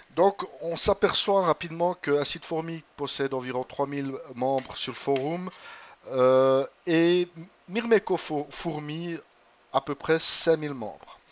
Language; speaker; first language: French; native; French